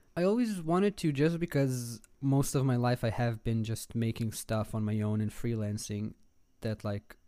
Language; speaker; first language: English; non-native, fluent; Hebrew